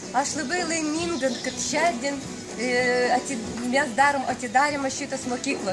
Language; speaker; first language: Lithuanian; non-native, fluent; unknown